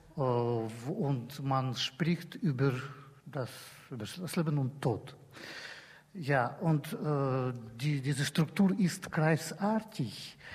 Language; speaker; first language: German; non-native, learner; Russian